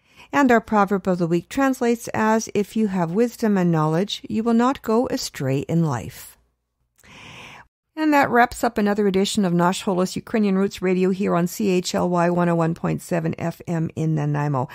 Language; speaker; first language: English; native; English